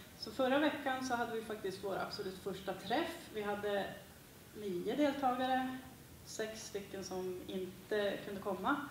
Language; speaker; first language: Swedish; native; Swedish